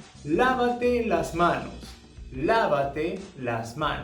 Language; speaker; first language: Spanish; non-native, fluent; English